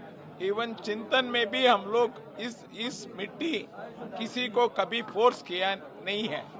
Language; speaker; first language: Hindi; non-native, local second language; Kannada